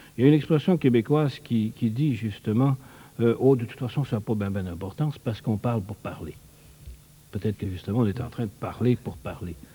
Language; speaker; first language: French; native; French